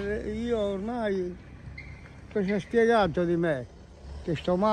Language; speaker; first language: Italian; native; Italian